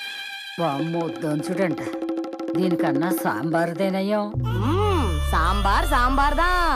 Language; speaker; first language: Telugu; native; Telugu